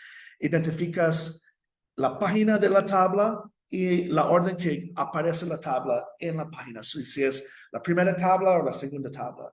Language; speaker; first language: Spanish; non-native, fluent; English